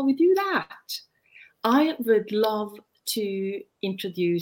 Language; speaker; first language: English; non-native, fluent; Norwegian